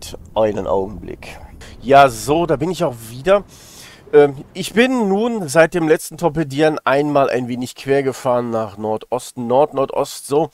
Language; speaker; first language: German; native; German